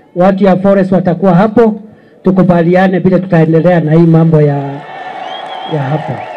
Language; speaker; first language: Swahili; non-native, local second language; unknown